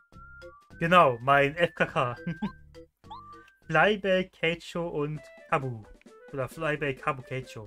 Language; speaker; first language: German; native; German